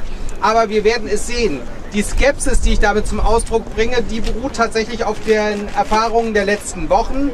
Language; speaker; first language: German; native; German